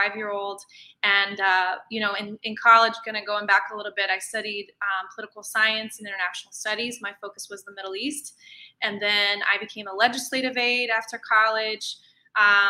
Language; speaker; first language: English; native; English